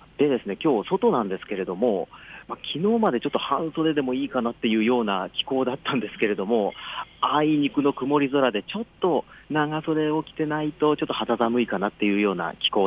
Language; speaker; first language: Japanese; native; Japanese